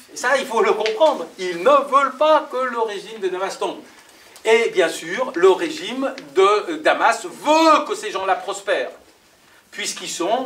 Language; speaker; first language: French; native; French